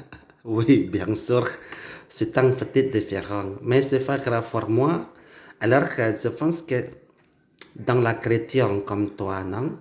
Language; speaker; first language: French; non-native, learner; Indonesian